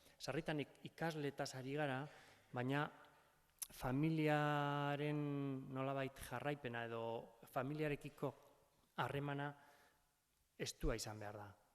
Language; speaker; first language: Basque; native; Basque